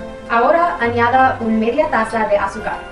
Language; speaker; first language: Spanish; non-native, learner; English